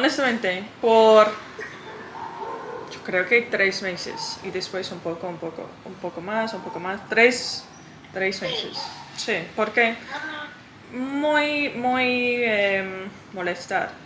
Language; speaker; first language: Spanish; non-native, learner; English